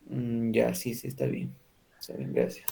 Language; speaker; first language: Spanish; native; Spanish